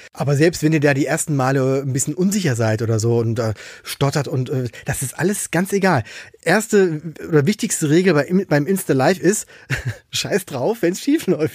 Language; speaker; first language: German; native; German